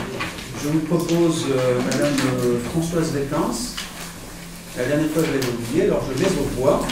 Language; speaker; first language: French; native; French